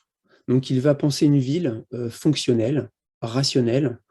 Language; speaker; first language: French; native; French